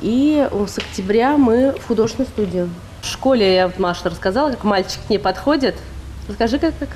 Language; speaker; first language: Russian; native; Russian